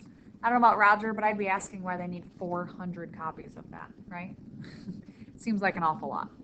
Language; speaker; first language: English; native; English